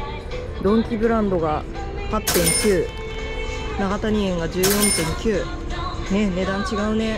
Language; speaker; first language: Japanese; native; Japanese